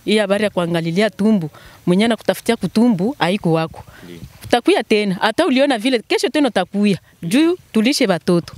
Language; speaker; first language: Swahili; native; Swahili